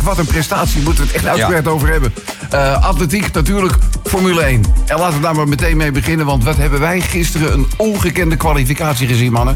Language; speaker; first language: Dutch; native; Dutch